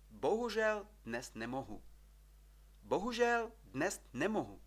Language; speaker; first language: Czech; non-native, fluent; Ukrainian